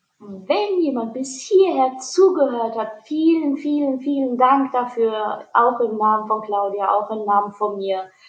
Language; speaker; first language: German; early bilingual, other home language; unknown